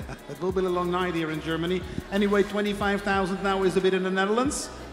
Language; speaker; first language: English; non-native, fluent; Dutch